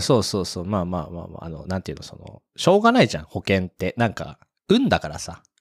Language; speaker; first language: Japanese; native; Japanese